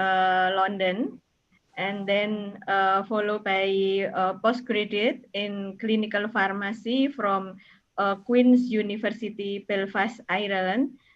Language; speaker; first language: English; non-native, learner; Indonesian